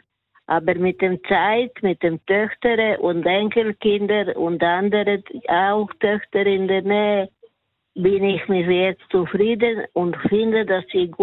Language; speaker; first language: German; non-native, learner; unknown